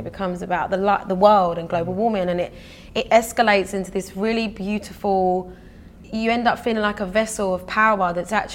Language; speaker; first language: English; native; English